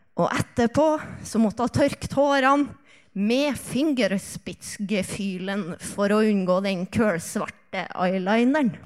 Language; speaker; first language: Norwegian; native; Norwegian